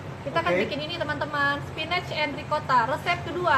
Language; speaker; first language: Indonesian; native; Indonesian